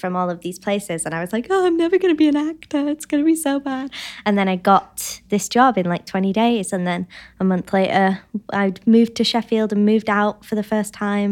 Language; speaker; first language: English; native; English